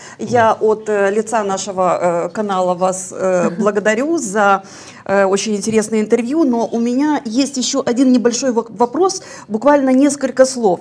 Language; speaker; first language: Russian; native; Russian